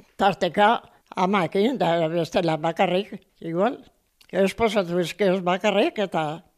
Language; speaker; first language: Basque; native; Basque